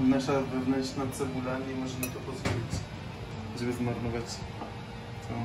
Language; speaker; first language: Polish; non-native, fluent; Persian